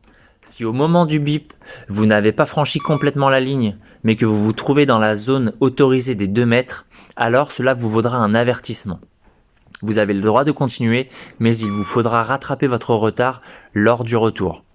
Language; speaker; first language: French; native; French